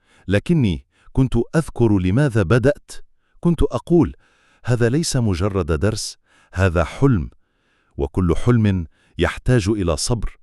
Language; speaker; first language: Arabic; non-native, fluent; Turkish